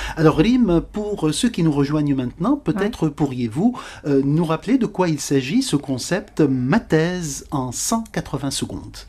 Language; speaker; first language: French; non-native, local second language; Arabic